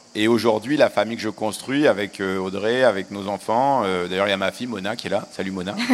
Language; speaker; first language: French; early bilingual, other home language; Arabic